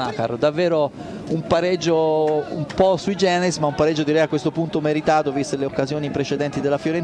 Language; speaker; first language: Italian; native; Italian